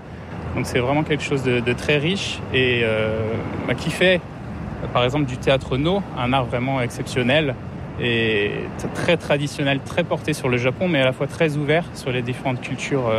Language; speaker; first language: French; native; French